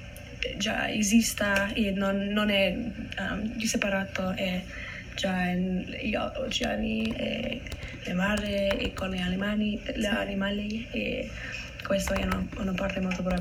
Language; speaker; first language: Italian; non-native, learner; English